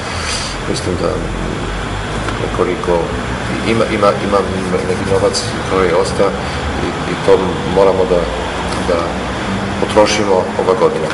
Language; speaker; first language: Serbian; non-native, learner; German